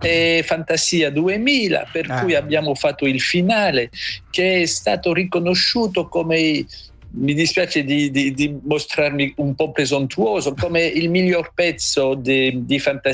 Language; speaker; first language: Italian; non-native, fluent; French